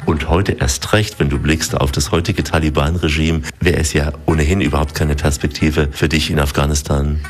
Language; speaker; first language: German; native; German